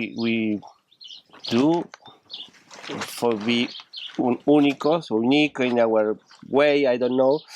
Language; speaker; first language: English; non-native, learner; Spanish